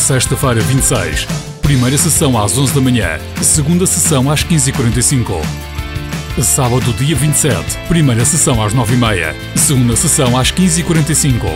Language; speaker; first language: Portuguese; native; Portuguese